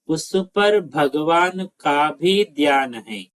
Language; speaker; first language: Hindi; non-native, local second language; Telugu